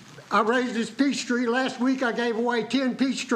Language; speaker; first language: English; native; English